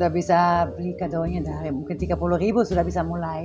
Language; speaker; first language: Indonesian; non-native, fluent; Dutch